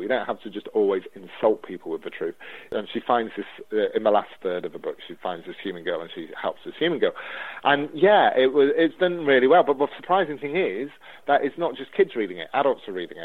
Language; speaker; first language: English; native; English